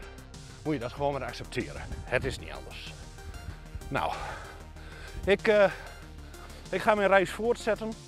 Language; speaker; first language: Dutch; native; Dutch